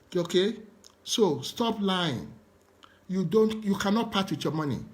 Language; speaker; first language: English; non-native, local second language; Yoruba